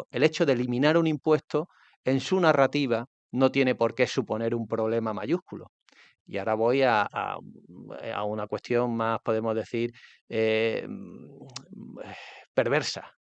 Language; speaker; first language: Spanish; native; Spanish